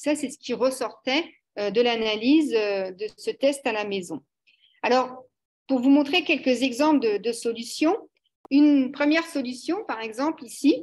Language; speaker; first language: French; native; French